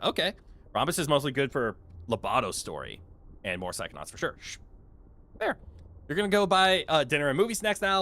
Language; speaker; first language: English; native; English